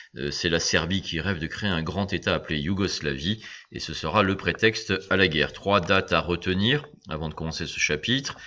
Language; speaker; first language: French; native; French